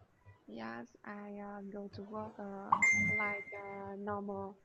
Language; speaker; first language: English; non-native, learner; Vietnamese